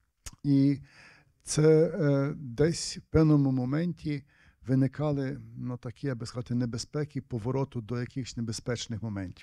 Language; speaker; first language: Ukrainian; native; Ukrainian